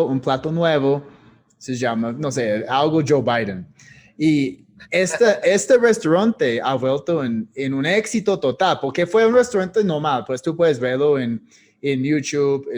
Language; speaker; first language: Spanish; non-native, fluent; English